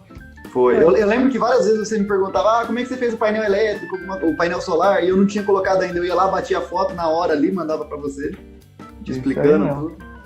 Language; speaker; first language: Portuguese; native; Portuguese